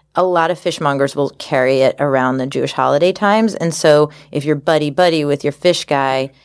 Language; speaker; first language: English; native; English